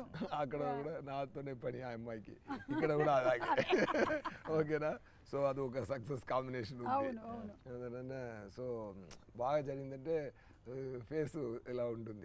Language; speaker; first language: Telugu; non-native, fluent; Tamil